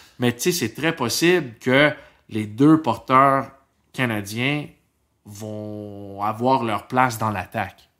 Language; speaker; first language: French; native; French